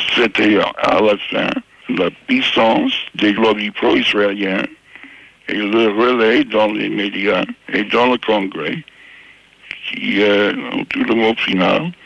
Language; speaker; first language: French; non-native, fluent; English